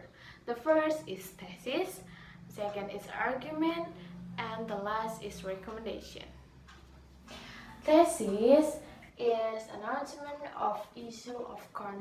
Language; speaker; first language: English; non-native, learner; Indonesian